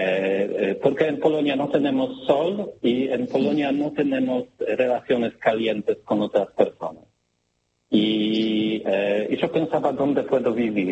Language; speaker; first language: Spanish; non-native, learner; Polish